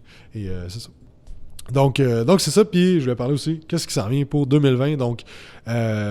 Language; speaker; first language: French; native; French